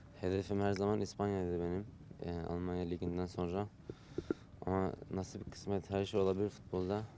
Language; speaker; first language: Turkish; early bilingual, heritage; Turkish